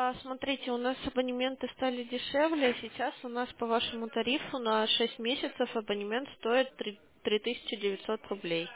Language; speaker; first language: Russian; native; Russian